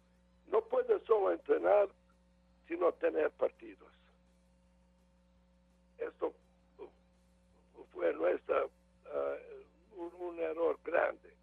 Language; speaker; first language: Spanish; non-native, learner; Serbian